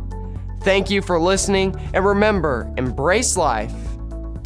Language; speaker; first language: English; native; English